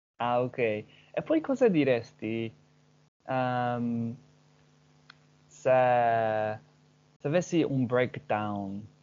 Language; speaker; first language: Italian; non-native, learner; English